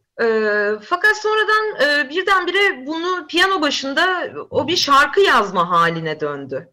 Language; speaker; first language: Turkish; native; Turkish